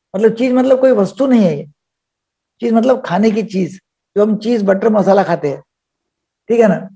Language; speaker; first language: Hindi; non-native, local second language; Marathi